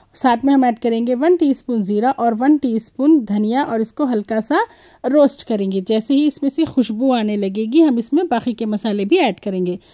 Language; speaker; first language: Hindi; native; Hindi